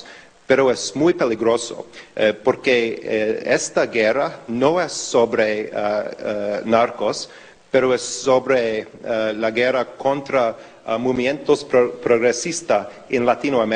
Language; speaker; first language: Spanish; non-native, fluent; English